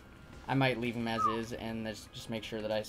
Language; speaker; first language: English; native; English